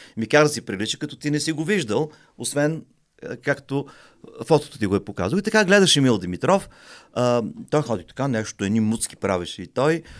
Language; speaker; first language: Bulgarian; native; Bulgarian